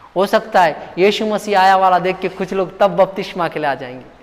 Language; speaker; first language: Hindi; non-native, local second language; Telugu